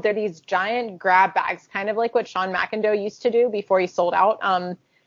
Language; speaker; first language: English; native; English